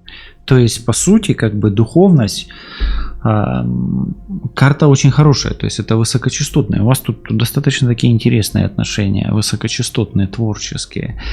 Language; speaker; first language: Russian; native; Russian